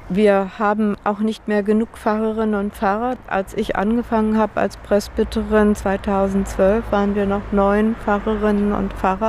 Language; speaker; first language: German; native; German